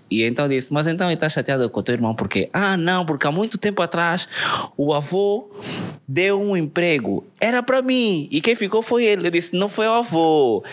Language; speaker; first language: Portuguese; native; Portuguese